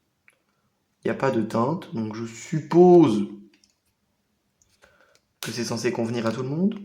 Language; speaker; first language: French; native; French